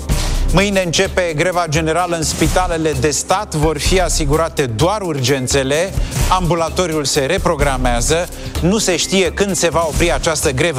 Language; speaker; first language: Romanian; native; Romanian